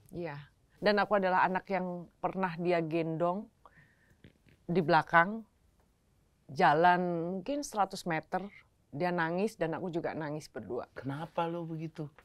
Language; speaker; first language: Indonesian; native; Indonesian